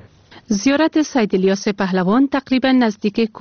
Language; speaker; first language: Persian; native; Persian